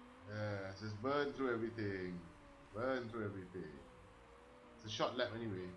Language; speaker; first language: English; non-native, local second language; Malay